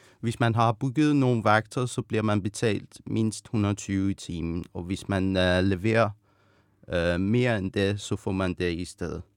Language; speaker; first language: Danish; non-native, fluent; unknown